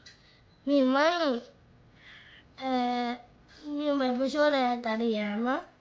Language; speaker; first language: Portuguese; early bilingual, other home language; Italian